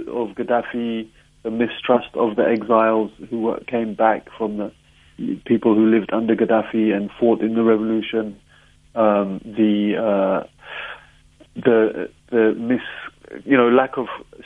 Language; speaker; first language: English; native; English